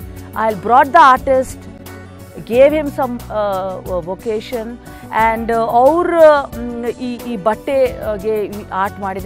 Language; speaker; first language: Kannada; non-native, local second language; Hindi